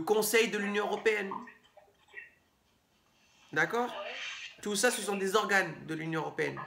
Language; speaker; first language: French; native; French